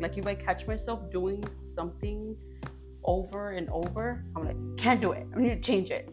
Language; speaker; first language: English; early bilingual, other home language; Spanish